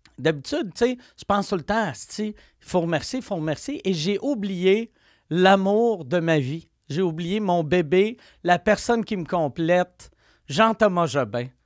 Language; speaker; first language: French; native; French